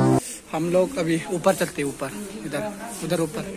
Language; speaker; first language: Hindi; non-native, local second language; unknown